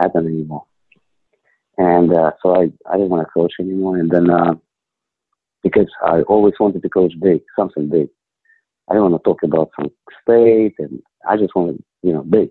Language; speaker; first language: English; non-native, fluent; Ukrainian